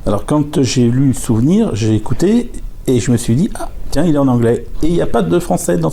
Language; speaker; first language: French; native; French